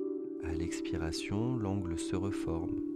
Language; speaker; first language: French; native; French